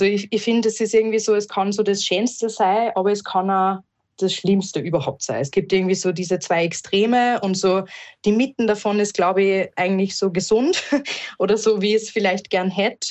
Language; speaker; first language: German; native; German